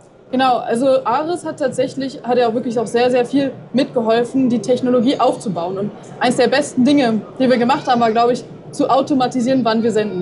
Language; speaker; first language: German; native; German